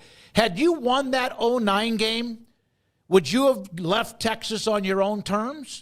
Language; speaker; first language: English; native; English